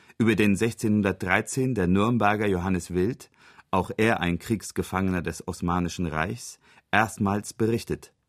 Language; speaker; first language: German; early bilingual, other home language; Turkish